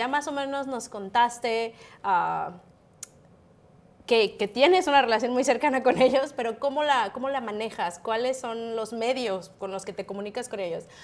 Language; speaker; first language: Spanish; native; Spanish